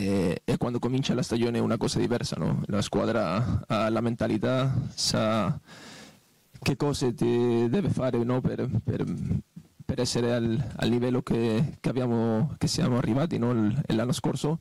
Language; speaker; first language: Italian; non-native, fluent; Spanish